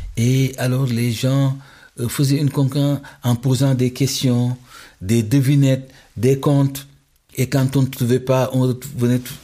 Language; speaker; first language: French; non-native, local second language; Wolof